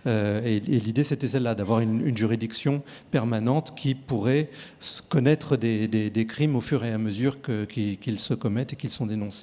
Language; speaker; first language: French; native; French